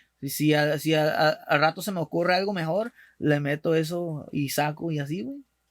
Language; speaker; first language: Spanish; early bilingual, heritage; Spanish